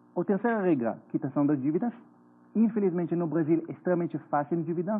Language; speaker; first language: Portuguese; non-native, fluent; Hebrew